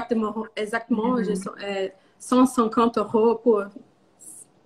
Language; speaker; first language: French; non-native, learner; Portuguese